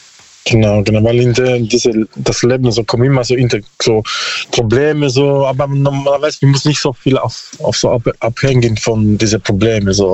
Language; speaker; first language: German; non-native, learner; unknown